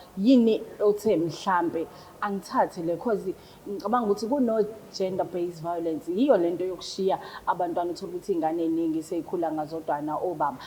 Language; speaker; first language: Zulu; native; Zulu